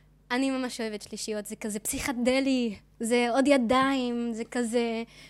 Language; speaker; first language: Hebrew; non-native, fluent; Spanish